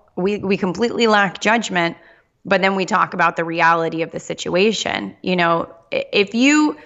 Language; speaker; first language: English; native; English